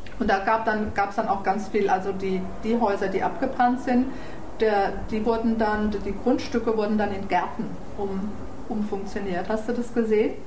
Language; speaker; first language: German; native; German